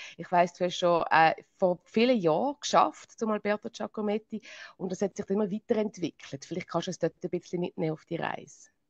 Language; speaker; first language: German; native; German